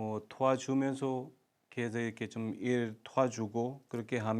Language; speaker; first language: Korean; non-native, fluent; Urdu